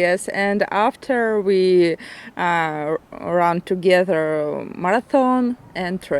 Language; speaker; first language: English; non-native, learner; Russian